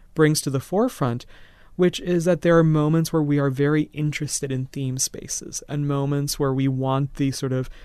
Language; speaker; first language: English; native; English